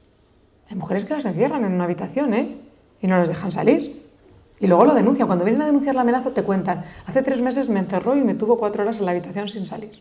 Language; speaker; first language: Spanish; native; Spanish